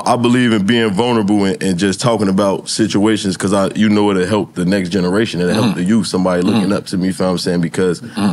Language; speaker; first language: English; native; English